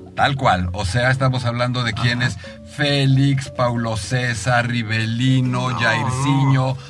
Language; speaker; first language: Spanish; native; Spanish